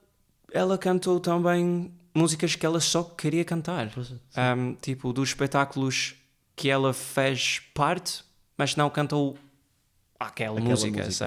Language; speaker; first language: Portuguese; early bilingual, heritage; Portuguese